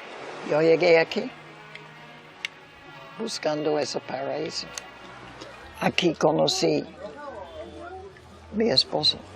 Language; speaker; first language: Spanish; early bilingual, other home language; English